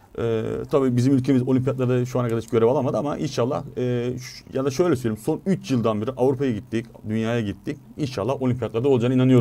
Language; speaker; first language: Turkish; native; Turkish